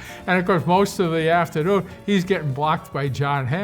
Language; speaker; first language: English; native; English